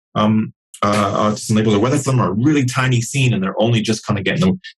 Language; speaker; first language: English; native; English